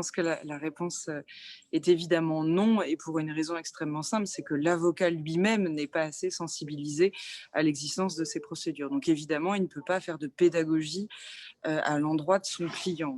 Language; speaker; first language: French; native; French